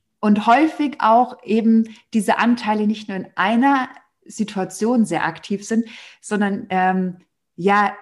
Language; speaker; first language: German; native; German